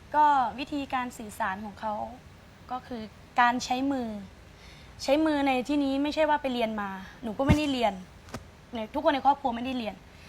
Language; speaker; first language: Thai; native; Thai